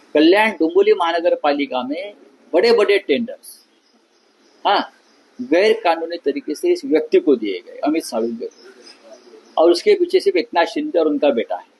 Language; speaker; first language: Hindi; non-native, local second language; Marathi